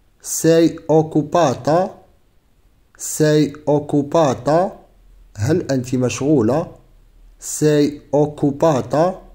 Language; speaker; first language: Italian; non-native, fluent; Arabic